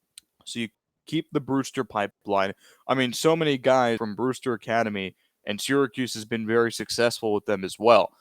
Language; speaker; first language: English; native; English